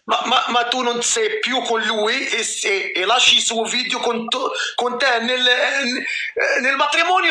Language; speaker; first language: Italian; non-native, learner; Arabic